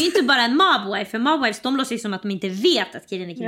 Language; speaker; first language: Swedish; native; Swedish